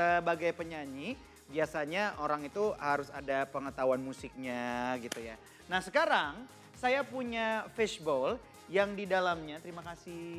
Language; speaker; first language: Indonesian; native; Indonesian